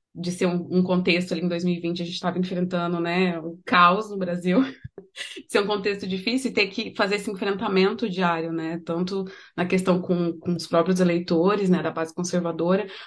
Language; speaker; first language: Portuguese; native; Portuguese